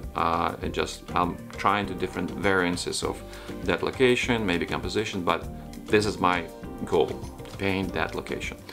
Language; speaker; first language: English; non-native, fluent; Ukrainian